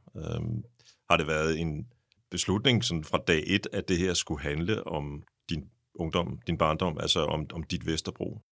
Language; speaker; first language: Danish; native; Danish